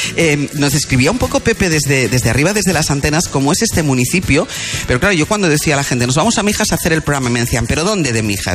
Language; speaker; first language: Spanish; native; Spanish